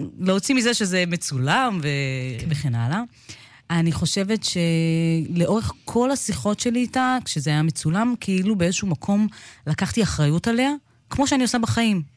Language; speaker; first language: Hebrew; early bilingual, other home language; Amharic